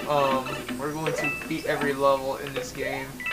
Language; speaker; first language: English; native; English